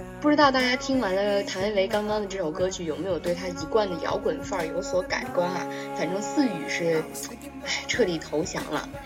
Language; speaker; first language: Chinese; native; Chinese